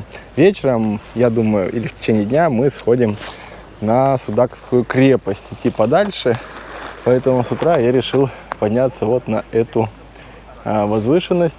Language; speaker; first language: Russian; native; Russian